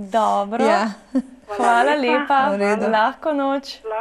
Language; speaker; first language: Slovenian; native; Slovenian